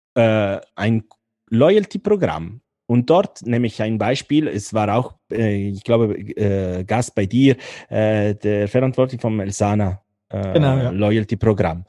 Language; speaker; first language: German; non-native, fluent; Italian